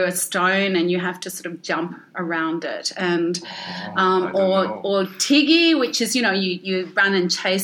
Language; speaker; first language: English; native; English